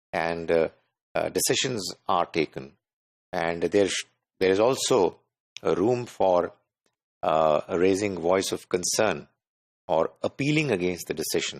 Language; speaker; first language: English; non-native, local second language; Urdu